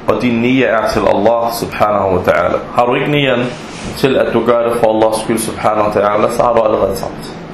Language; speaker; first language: Danish; early bilingual, other home language; Arabic